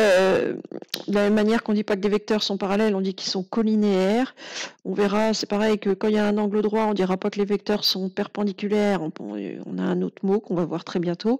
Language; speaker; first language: French; native; French